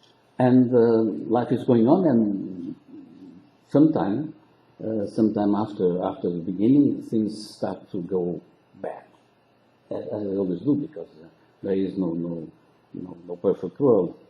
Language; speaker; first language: English; non-native, local second language; Portuguese